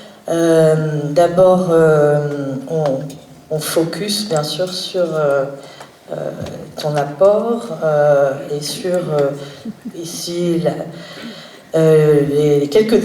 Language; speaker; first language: French; native; French